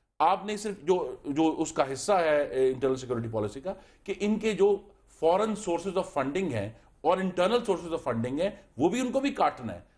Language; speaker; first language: Urdu; native; Urdu